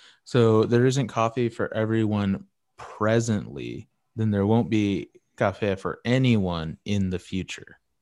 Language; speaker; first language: English; early bilingual, other home language; Spanish